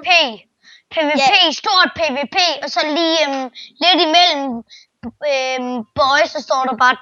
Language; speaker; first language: Danish; native; Danish